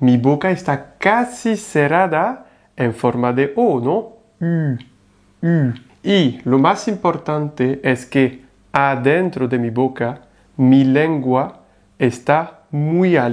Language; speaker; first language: Spanish; non-native, fluent; French